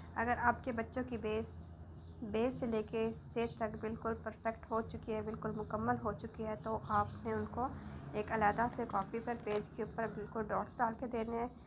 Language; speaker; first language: Urdu; native; Urdu